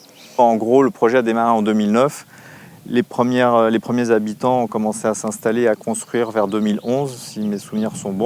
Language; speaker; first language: French; native; French